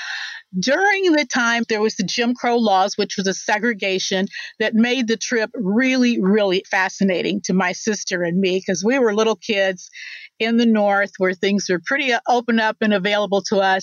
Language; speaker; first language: English; native; English